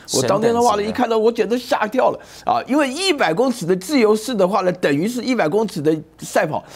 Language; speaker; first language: Chinese; native; Chinese